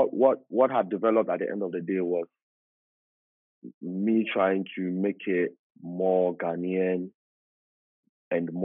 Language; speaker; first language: English; non-native, local second language; Akan